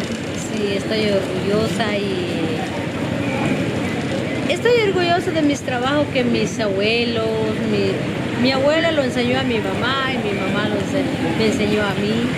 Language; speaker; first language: Spanish; non-native, local second language; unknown